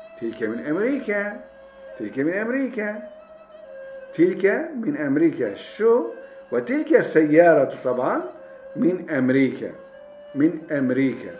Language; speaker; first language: Arabic; non-native, fluent; Turkish